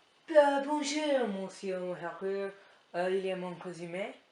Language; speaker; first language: French; non-native, learner; English